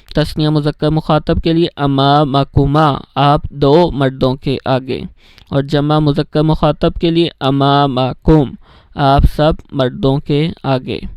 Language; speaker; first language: Urdu; native; Urdu